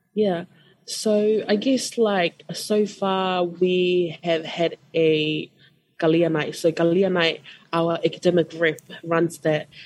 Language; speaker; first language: English; non-native, fluent; Tongan